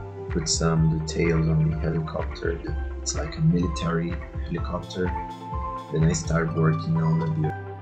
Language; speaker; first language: English; non-native, fluent; Portuguese